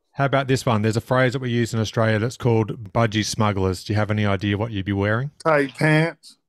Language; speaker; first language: English; native; English